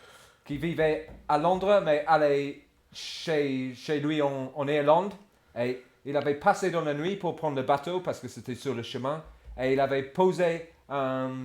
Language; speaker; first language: French; non-native, fluent; English